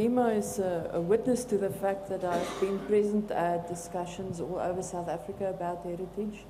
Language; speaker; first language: English; non-native, local second language; Afrikaans